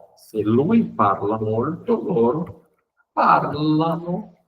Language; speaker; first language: Italian; non-native, fluent; Portuguese